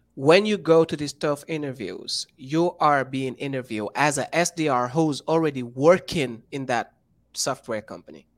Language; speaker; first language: English; non-native, fluent; Wolof